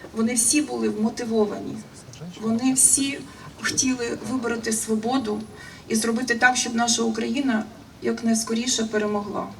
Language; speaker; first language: Ukrainian; non-native, local second language; Russian